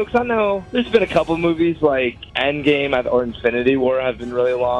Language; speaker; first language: English; native; English